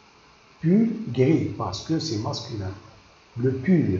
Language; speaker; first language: French; non-native, local second language; Arabic